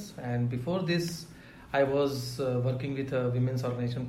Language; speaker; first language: English; non-native, local second language; Hindi